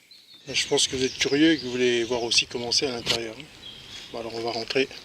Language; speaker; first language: French; native; French